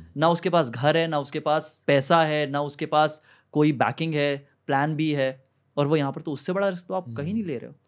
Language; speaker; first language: Hindi; native; Hindi